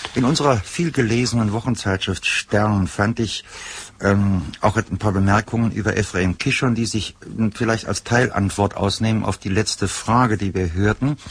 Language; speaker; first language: German; native; German